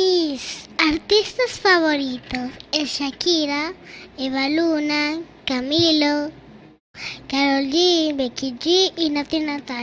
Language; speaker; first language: Spanish; early bilingual, other home language; Haitian Creole